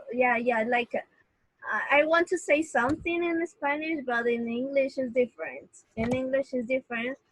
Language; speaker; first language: English; non-native, learner; Spanish